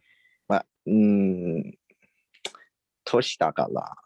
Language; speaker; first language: Japanese; non-native, learner; Chinese